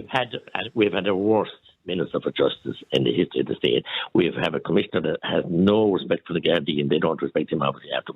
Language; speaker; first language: English; native; English